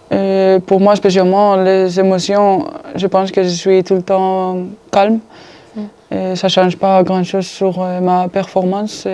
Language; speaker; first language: French; non-native, fluent; Spanish